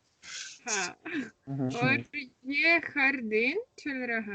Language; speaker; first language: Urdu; non-native, learner; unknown